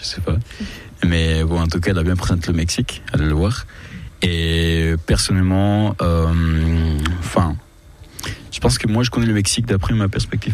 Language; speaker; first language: French; non-native, fluent; Spanish